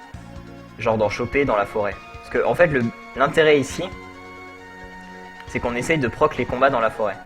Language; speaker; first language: French; native; French